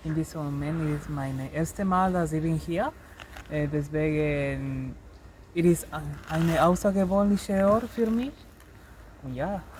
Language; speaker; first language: German; non-native, learner; Spanish